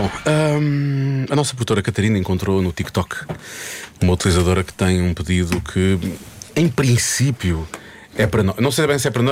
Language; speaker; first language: Portuguese; native; Portuguese